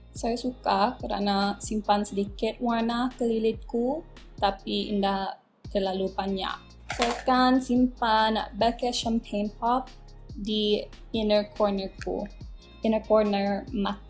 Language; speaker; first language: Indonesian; non-native, local second language; English